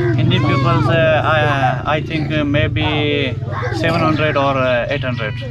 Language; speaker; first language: English; non-native, learner; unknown